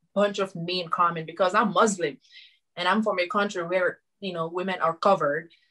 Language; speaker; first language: English; non-native, fluent; Susu